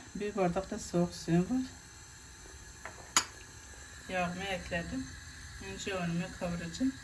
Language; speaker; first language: Turkish; native; Turkish